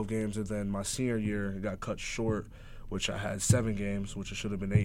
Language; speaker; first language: English; native; English